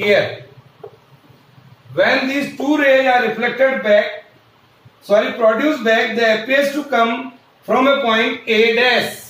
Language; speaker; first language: English; non-native, local second language; Hindi